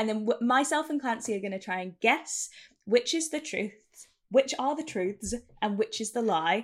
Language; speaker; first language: English; native; English